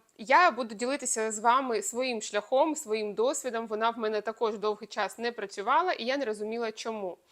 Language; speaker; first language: Ukrainian; non-native, local second language; Russian